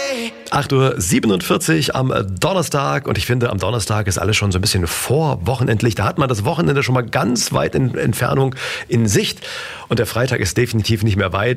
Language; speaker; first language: German; native; German